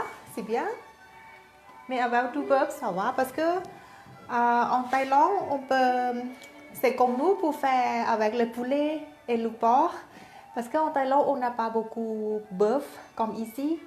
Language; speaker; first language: French; non-native, learner; Thai